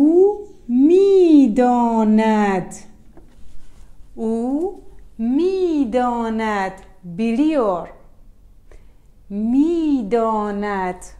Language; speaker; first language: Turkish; non-native, learner; Persian